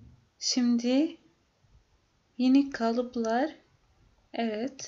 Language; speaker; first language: Turkish; non-native, fluent; Arabic